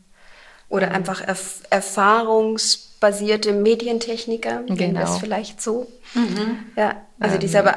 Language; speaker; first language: German; native; German